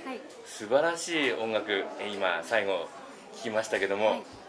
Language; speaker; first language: Japanese; native; Japanese